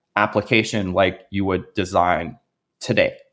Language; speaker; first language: English; native; English